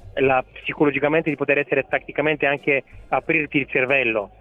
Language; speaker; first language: Italian; non-native, fluent; Bulgarian